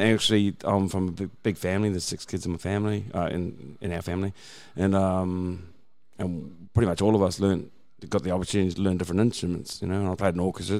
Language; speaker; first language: English; native; English